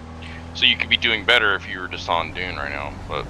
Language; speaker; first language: English; native; English